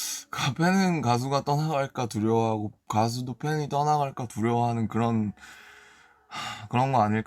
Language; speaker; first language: Korean; native; Korean